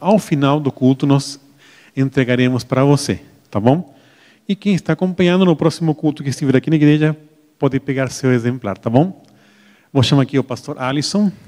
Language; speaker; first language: Portuguese; native; Portuguese